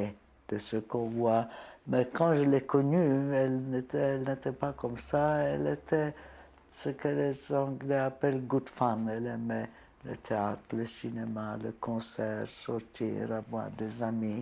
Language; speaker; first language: French; non-native, fluent; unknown